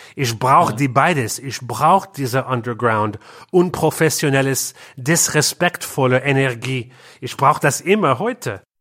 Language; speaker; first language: German; non-native, learner; English